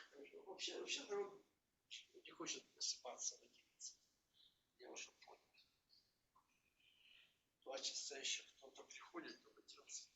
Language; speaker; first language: Russian; native; Russian